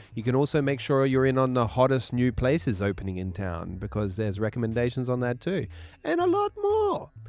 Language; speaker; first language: English; native; English